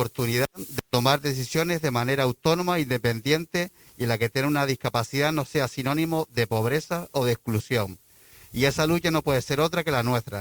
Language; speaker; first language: Spanish; native; Spanish